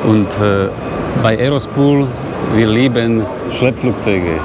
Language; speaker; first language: German; non-native, learner; Slovak